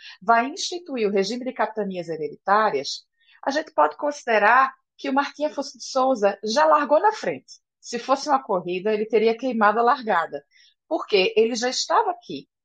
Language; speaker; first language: Portuguese; native; Portuguese